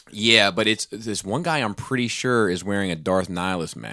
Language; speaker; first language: English; native; English